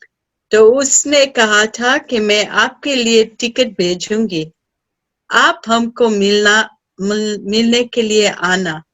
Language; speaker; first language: Hindi; early bilingual, heritage; Hindi